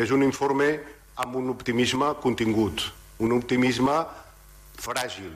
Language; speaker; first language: Catalan; native; Catalan